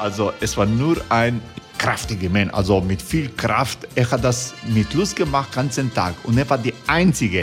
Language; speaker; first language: German; non-native, learner; Croatian